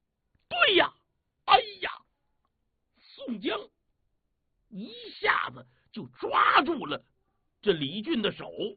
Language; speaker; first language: Chinese; native; Chinese